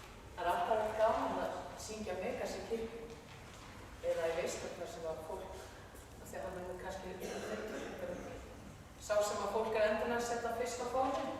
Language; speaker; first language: Icelandic; non-native, fluent; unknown